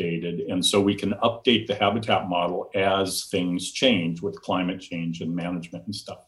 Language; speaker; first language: English; native; English